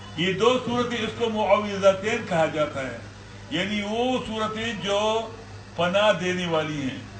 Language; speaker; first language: Urdu; non-native, local second language; Pashto